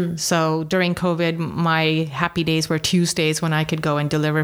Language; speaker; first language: English; native; English